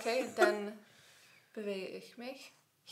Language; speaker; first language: German; non-native, learner; English